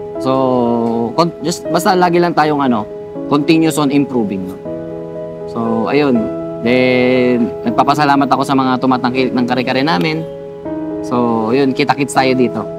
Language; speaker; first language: Filipino; native; Filipino